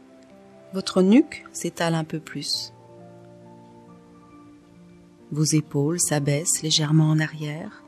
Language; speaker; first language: French; native; French